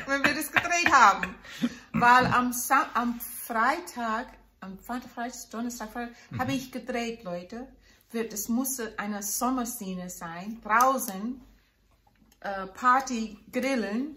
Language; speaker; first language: German; non-native, fluent; English